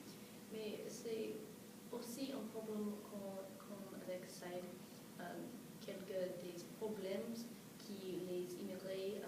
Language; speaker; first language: French; non-native, fluent; English